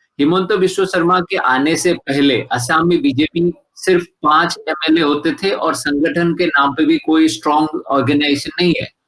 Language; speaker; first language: Hindi; non-native, local second language; Assamese